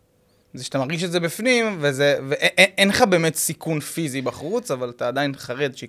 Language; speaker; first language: Hebrew; native; Hebrew